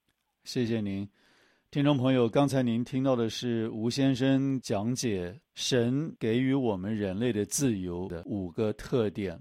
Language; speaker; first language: Chinese; native; Chinese